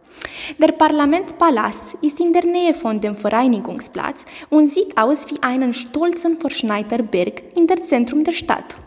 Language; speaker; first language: German; non-native, learner; Romanian